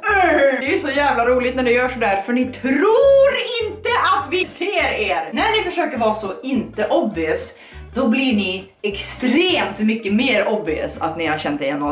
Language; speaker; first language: Swedish; native; Swedish